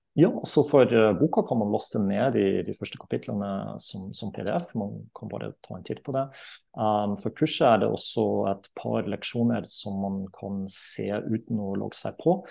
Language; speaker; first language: Norwegian; non-native, fluent; German